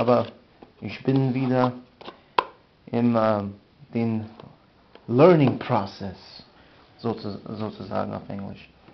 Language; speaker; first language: German; non-native, learner; English